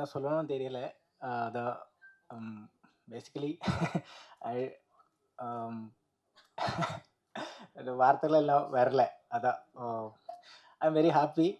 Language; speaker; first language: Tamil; non-native, learner; Malayalam